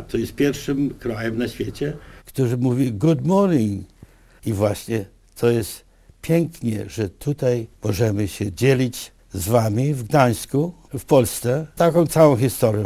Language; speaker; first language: Polish; early bilingual, other home language; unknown